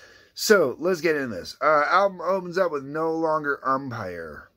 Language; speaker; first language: English; native; English